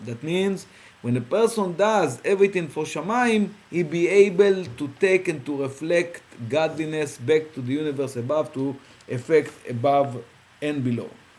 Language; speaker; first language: English; non-native, fluent; Hebrew